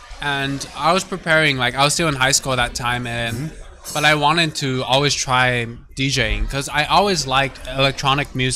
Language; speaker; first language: English; early bilingual, heritage; English